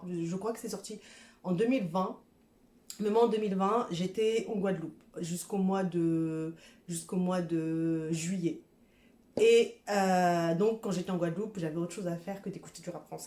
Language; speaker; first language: French; native; French